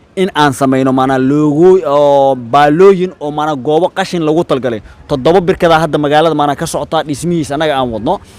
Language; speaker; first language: Somali; native; Somali